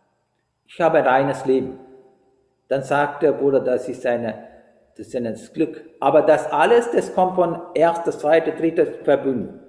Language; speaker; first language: German; non-native, fluent; Sinhala